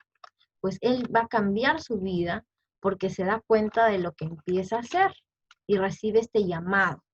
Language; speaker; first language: Spanish; native; Spanish